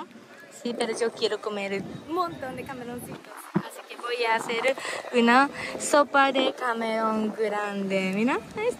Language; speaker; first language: Spanish; non-native, fluent; Japanese